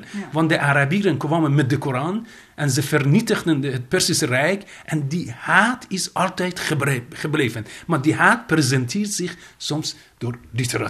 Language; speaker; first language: Dutch; non-native, fluent; Persian